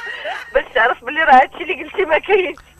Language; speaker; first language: Arabic; native; Arabic